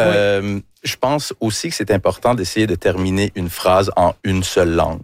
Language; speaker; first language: French; early bilingual, other home language; English